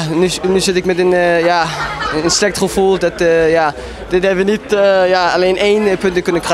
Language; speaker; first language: Dutch; non-native, fluent; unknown